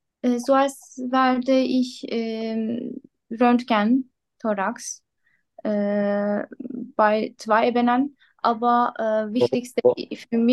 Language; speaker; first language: German; non-native, learner; Turkish